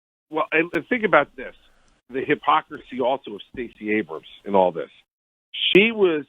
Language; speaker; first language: English; native; English